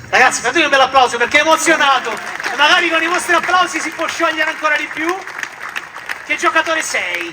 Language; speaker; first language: Italian; native; Italian